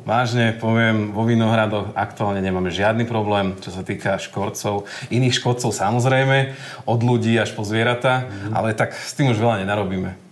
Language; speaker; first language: Slovak; native; Slovak